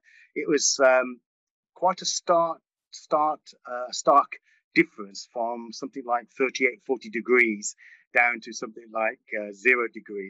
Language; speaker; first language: English; early bilingual, other home language; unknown